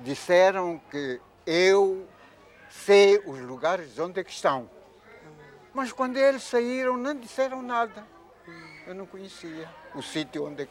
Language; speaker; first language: Portuguese; non-native, local second language; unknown